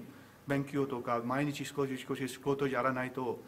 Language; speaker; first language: Japanese; non-native, learner; Urdu